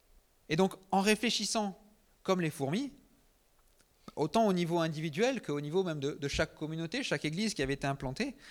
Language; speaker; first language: French; native; French